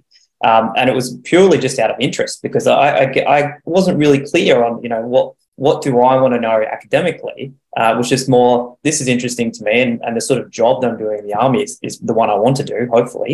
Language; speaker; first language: English; native; English